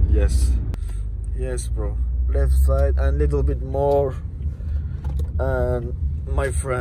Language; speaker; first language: English; non-native, learner; Turkish